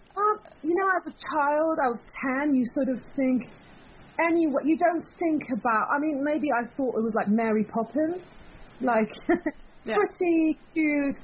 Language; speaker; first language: English; early bilingual, other home language; Persian